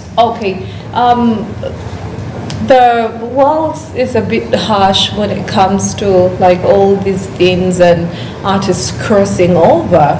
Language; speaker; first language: English; non-native, local second language; Ganda